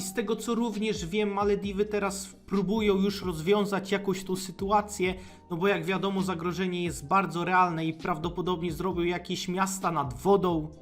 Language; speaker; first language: Polish; native; Polish